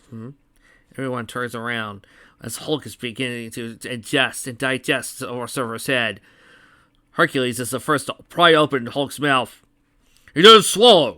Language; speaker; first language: English; native; English